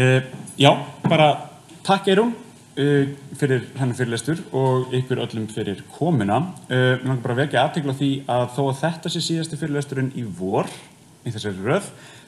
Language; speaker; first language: Icelandic; native; Icelandic